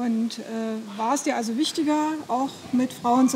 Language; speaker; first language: German; native; German